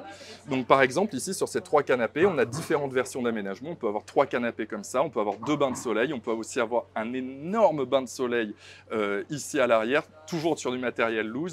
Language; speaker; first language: French; native; French